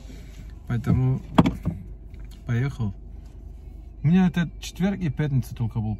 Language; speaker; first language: Russian; non-native, learner; Turkish